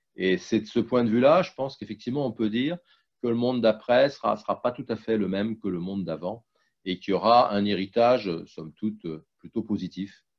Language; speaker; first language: French; native; French